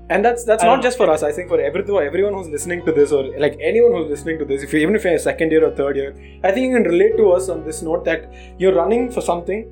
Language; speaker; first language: English; non-native, local second language; Tamil